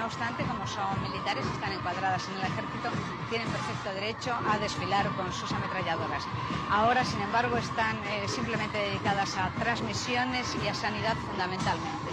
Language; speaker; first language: Spanish; native; Spanish